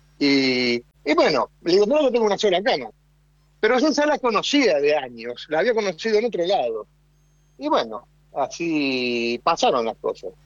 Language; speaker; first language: Spanish; native; Spanish